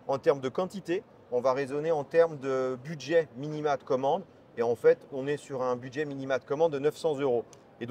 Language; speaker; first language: French; native; French